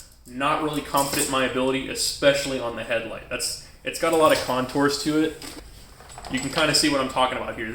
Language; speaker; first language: English; native; English